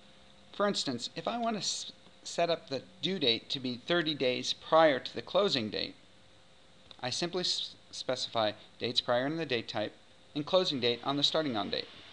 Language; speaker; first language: English; native; English